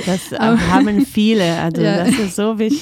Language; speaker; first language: German; non-native, fluent; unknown